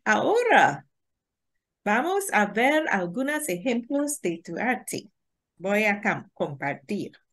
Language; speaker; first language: Spanish; non-native, learner; English